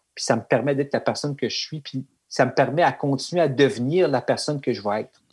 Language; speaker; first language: French; native; French